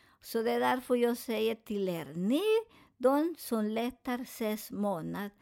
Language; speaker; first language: Swedish; non-native, learner; Spanish